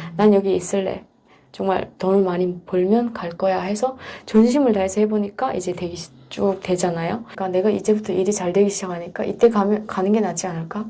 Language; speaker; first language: Korean; native; Korean